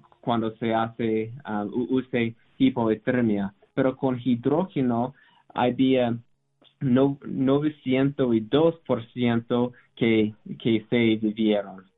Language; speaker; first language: Spanish; non-native, learner; English